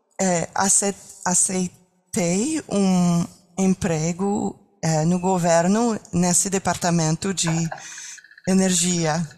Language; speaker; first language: Portuguese; non-native, learner; French